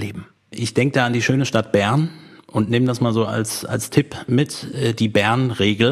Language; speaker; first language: German; native; German